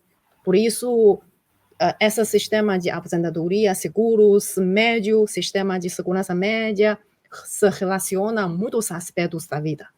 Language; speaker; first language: Portuguese; non-native, fluent; Chinese